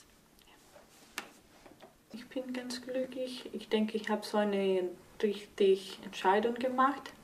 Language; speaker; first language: German; early bilingual, heritage; Spanish